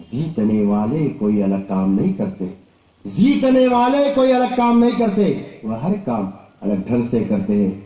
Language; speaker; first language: Hindi; non-native, local second language; Marathi